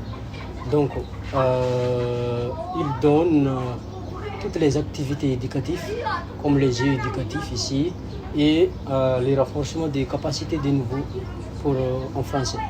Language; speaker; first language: French; non-native, local second language; Malagasy